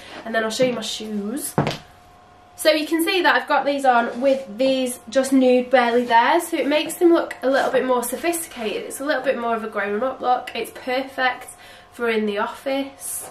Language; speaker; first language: English; native; English